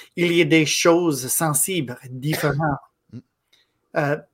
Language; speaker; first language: French; non-native, fluent; English